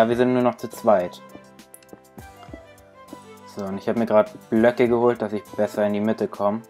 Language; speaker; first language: German; native; German